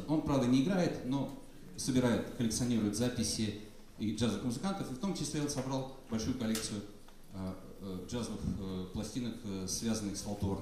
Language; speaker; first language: Russian; native; Russian